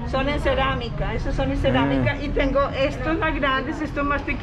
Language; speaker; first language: Spanish; native; Spanish